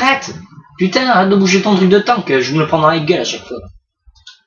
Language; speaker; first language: French; native; French